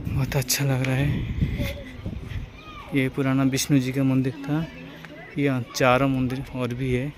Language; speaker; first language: Hindi; non-native, local second language; Odia